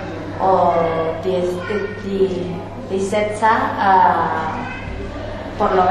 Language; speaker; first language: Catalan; non-native, learner; Spanish